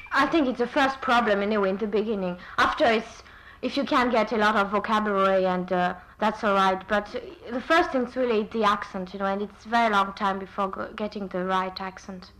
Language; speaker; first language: English; non-native, fluent; French